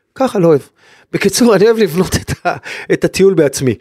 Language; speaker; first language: Hebrew; native; Hebrew